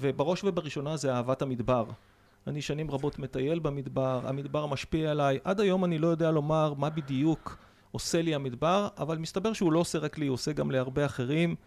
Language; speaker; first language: Hebrew; native; Hebrew